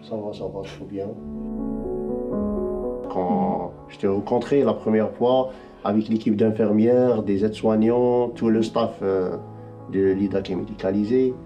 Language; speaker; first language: French; non-native, fluent; Arabic